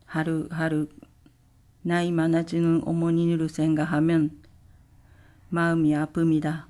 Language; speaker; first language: Korean; non-native, learner; Japanese